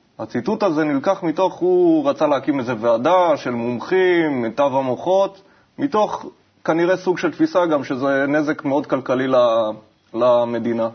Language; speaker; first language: Hebrew; native; Hebrew